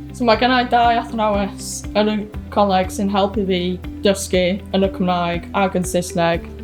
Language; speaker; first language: Welsh; non-native, local second language; English